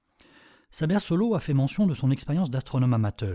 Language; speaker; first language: French; native; French